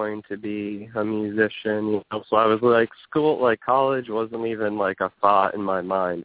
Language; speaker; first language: English; native; English